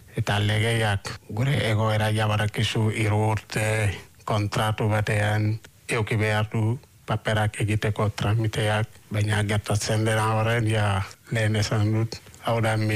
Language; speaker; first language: Basque; non-native, learner; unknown